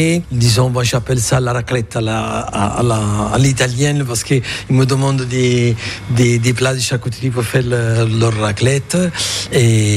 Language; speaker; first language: French; non-native, fluent; Italian